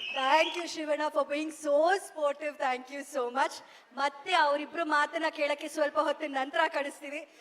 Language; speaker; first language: Kannada; native; Kannada